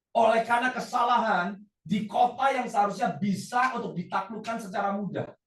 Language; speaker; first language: Indonesian; native; Indonesian